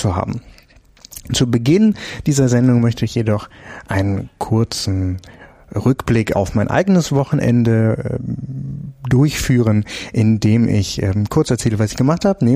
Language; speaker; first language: German; native; German